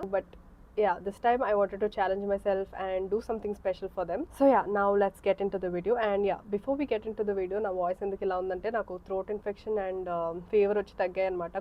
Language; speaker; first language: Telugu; early bilingual, heritage; Telugu